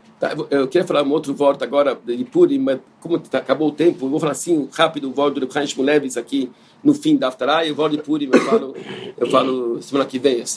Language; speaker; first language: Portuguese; non-native, fluent; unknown